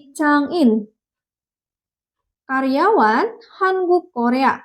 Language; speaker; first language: Korean; non-native, learner; Indonesian